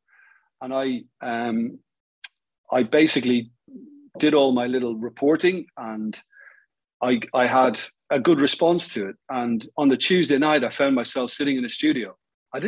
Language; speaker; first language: English; native; English